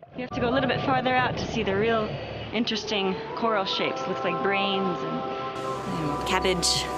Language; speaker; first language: English; native; English